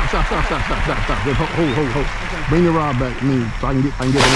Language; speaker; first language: English; native; English